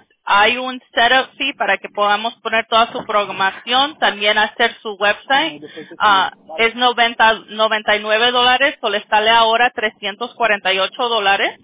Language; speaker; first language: Spanish; early bilingual, other home language; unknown